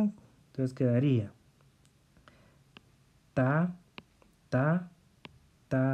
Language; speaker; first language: Spanish; native; Spanish